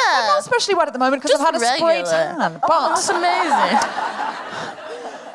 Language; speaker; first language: English; native; English